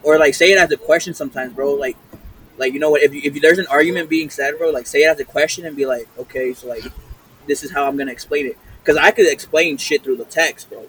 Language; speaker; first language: English; early bilingual, other home language; Spanish